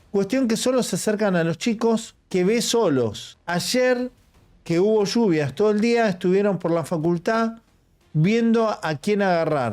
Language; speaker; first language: Spanish; native; Spanish